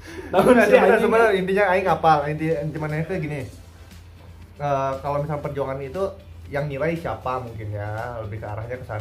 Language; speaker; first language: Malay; non-native, local second language; Sundanese